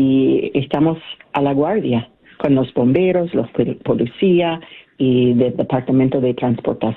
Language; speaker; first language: Spanish; early bilingual, heritage; Spanish